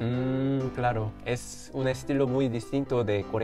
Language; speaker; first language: Spanish; non-native, fluent; Korean